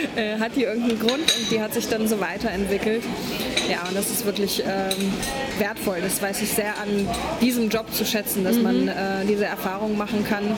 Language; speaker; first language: German; non-native, fluent; Polish